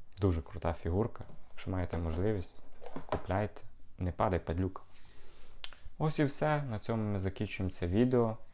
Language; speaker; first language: Ukrainian; non-native, local second language; Russian